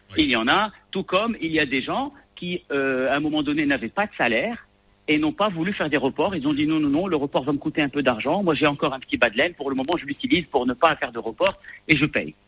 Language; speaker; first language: French; non-native, local second language; Arabic